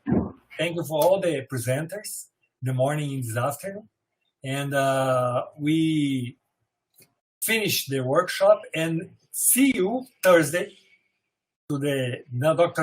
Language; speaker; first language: English; non-native, fluent; Portuguese